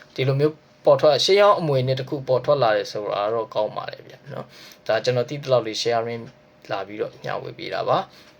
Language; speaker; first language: Burmese; native; Burmese